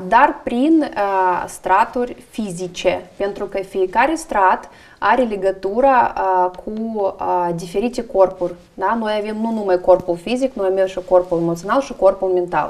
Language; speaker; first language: Romanian; non-native, learner; Russian